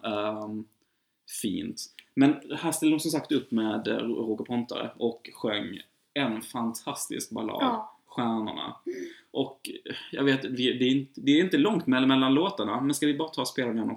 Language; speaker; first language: Swedish; native; Swedish